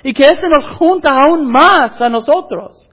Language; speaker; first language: Spanish; non-native, learner; English